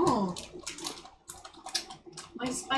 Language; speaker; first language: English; non-native, local second language; Filipino